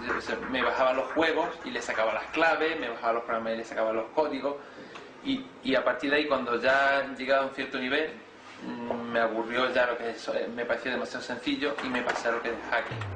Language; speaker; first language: Spanish; native; Spanish